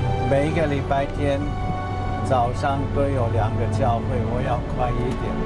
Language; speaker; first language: Chinese; non-native, fluent; German